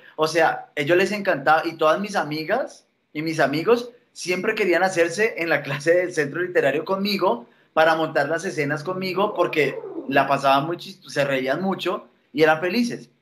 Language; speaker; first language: Spanish; native; Spanish